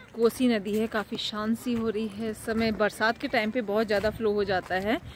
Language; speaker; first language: Hindi; native; Hindi